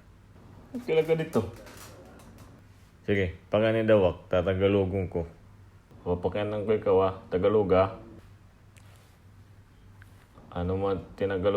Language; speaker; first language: Filipino; non-native, local second language; Waray